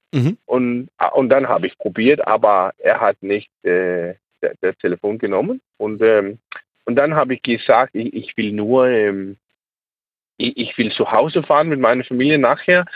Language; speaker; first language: German; non-native, learner; Danish